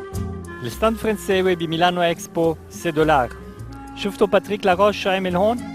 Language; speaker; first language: Arabic; native; Arabic